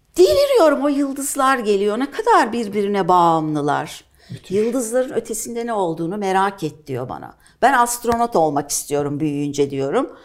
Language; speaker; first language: Turkish; native; Turkish